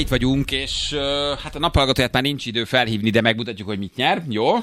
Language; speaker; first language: Hungarian; native; Hungarian